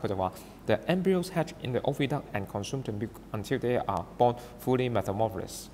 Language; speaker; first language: English; non-native, local second language; Cantonese